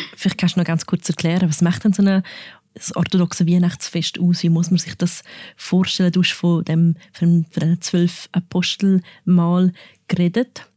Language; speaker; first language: German; native; German